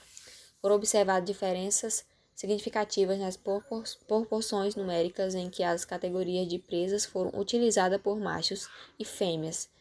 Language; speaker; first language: Portuguese; native; Portuguese